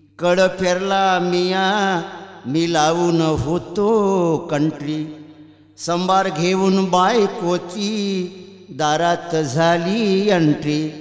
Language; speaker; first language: Marathi; native; Marathi